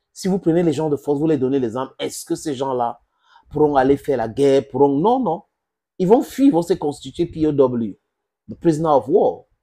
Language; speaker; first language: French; non-native, local second language; English